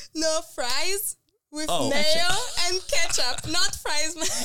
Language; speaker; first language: English; non-native, local second language; Kinyarwanda